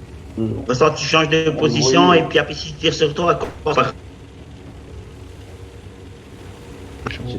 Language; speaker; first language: French; native; French